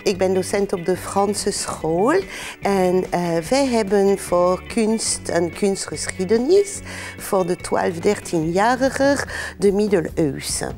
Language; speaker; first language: Dutch; non-native, fluent; French